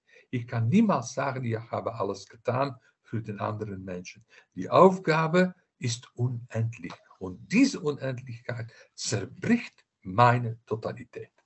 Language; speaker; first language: German; non-native, fluent; Dutch